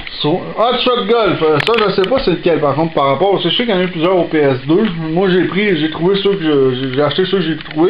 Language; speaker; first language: French; native; French